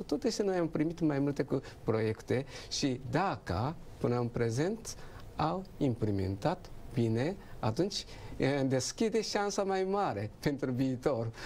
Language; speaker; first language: Romanian; non-native, learner; Japanese